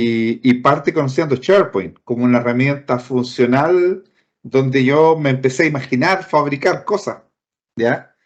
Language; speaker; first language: Spanish; native; Spanish